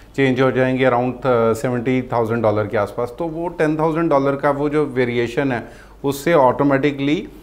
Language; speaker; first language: Hindi; non-native, local second language; Punjabi